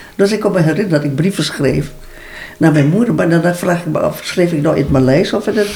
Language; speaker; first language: Dutch; early bilingual, other home language; Malay